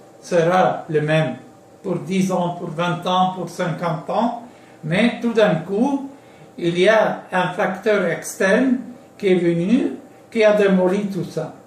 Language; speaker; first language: French; non-native, local second language; Arabic